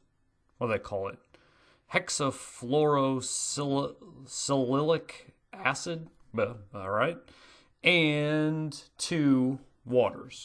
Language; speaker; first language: English; native; English